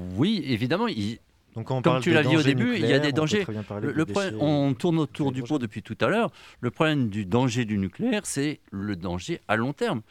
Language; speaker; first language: French; native; French